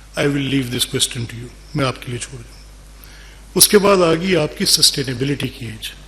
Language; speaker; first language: Urdu; non-native, local second language; Punjabi